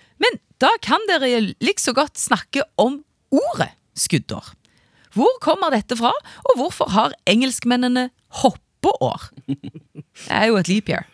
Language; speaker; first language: Norwegian; native; Norwegian